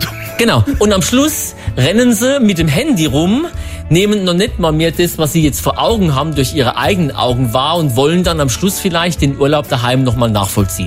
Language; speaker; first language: German; native; German